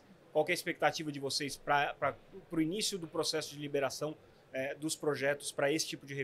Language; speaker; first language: Portuguese; native; Portuguese